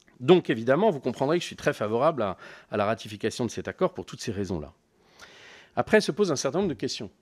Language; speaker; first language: French; native; French